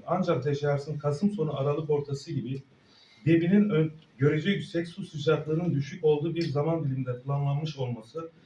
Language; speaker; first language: Turkish; native; Turkish